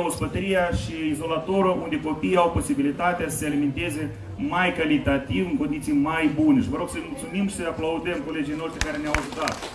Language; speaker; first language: Romanian; native; Romanian